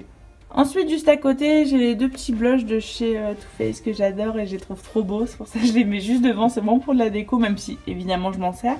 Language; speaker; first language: French; native; French